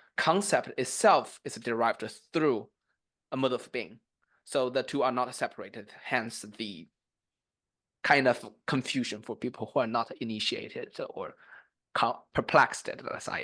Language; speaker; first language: English; non-native, fluent; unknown